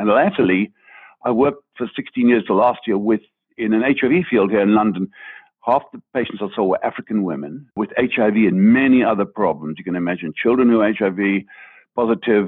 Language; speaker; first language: English; native; English